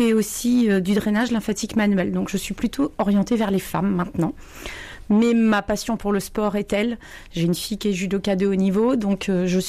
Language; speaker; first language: French; native; French